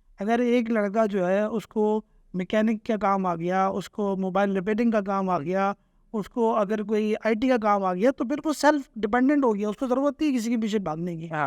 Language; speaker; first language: Urdu; native; Urdu